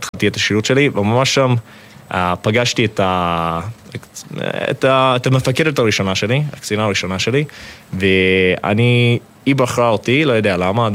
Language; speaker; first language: Hebrew; non-native, fluent; English